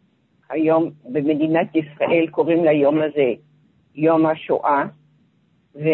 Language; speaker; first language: Hebrew; non-native, fluent; Dutch